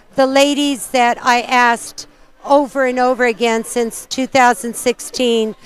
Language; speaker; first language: English; early bilingual, other home language; Portuguese